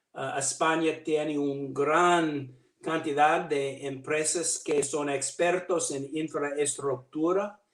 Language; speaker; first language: Spanish; non-native, fluent; English